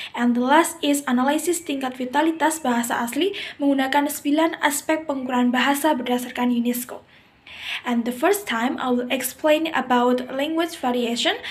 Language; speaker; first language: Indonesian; non-native, local second language; Javanese